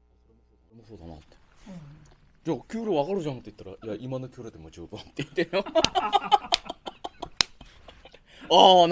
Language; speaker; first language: Japanese; native; Japanese